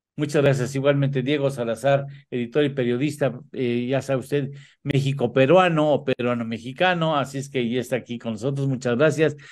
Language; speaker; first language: Spanish; native; Spanish